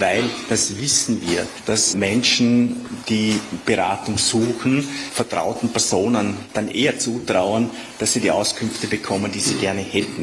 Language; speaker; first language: German; native; German